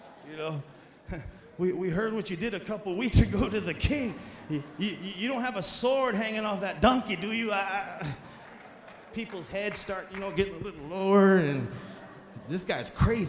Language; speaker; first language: English; native; English